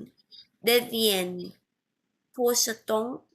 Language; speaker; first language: French; non-native, learner; Vietnamese